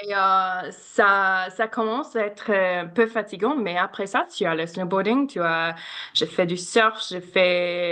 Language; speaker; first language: French; non-native, learner; English